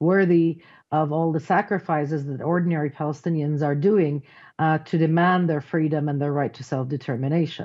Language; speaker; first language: English; non-native, fluent; Arabic